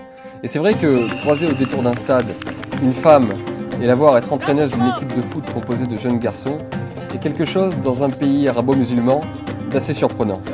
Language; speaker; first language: French; native; French